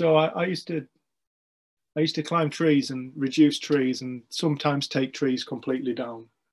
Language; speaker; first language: English; native; English